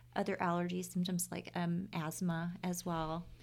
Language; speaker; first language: English; native; English